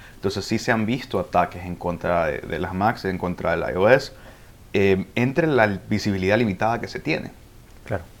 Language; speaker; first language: Spanish; early bilingual, heritage; Spanish